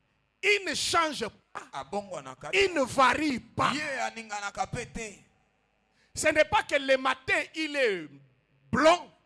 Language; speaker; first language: French; non-native, local second language; Lingala